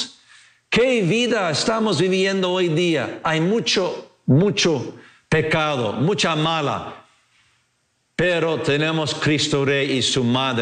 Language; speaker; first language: Spanish; non-native, fluent; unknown